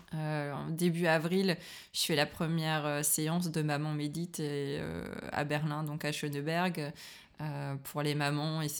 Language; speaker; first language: French; native; French